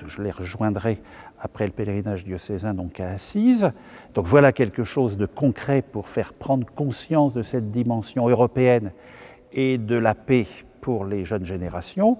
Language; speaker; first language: French; native; French